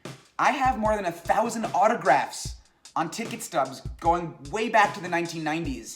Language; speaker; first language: English; native; English